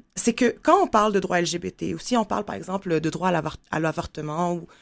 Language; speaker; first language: French; non-native, local second language; Arabic